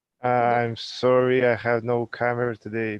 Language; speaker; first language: English; non-native, learner; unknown